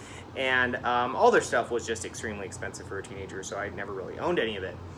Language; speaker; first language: English; native; English